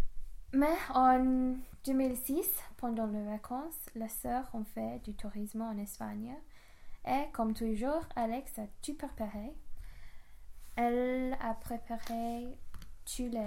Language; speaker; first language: French; non-native, learner; English